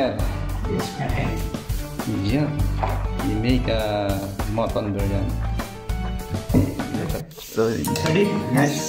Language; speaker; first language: English; non-native, learner; Filipino